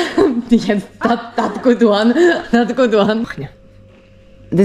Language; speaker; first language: English; non-native, learner; Polish